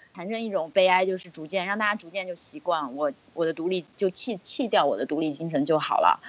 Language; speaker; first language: Chinese; native; Chinese